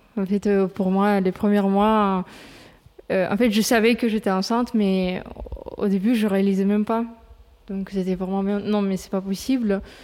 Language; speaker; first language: French; non-native, fluent; Russian